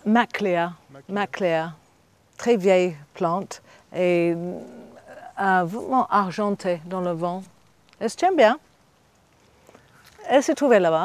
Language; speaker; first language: French; non-native, fluent; English